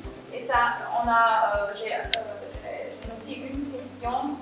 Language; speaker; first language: French; non-native, fluent; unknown